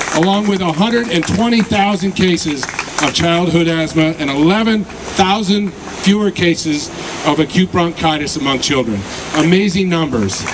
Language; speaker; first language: English; native; English